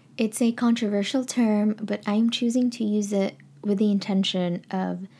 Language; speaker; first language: English; non-native, local second language; Filipino